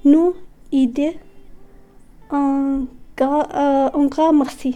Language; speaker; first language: French; non-native, learner; Arabic